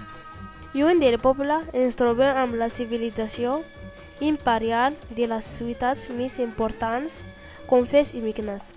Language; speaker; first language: Catalan; early bilingual, other home language; Arabic